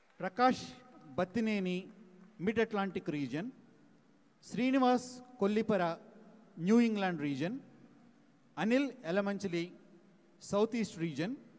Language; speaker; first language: Telugu; native; Telugu